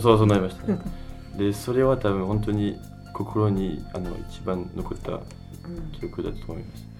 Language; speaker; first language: Japanese; non-native, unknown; French